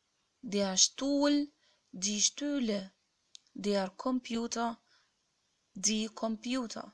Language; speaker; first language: German; non-native, fluent; Arabic